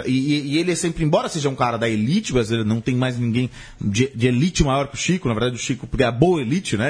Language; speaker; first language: Portuguese; native; Portuguese